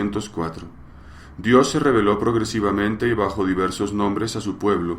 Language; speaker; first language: Spanish; native; Spanish